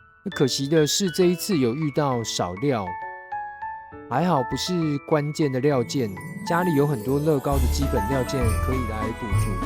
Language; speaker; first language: Chinese; native; Chinese